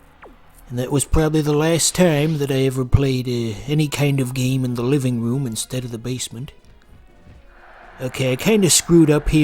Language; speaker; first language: English; native; English